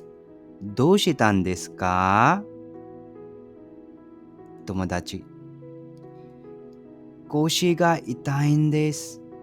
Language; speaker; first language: Japanese; non-native, fluent; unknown